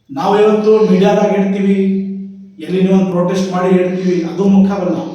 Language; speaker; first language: Kannada; non-native, local second language; Urdu